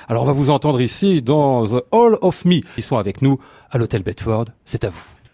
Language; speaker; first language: French; native; French